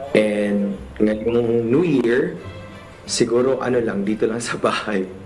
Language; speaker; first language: Filipino; non-native, local second language; Cebuano